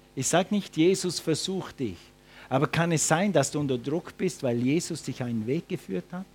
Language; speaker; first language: German; non-native, fluent; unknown